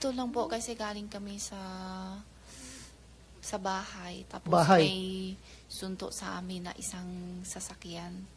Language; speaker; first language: Filipino; non-native, learner; Chinese